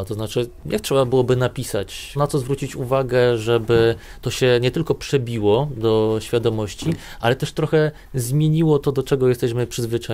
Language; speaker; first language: Polish; native; Polish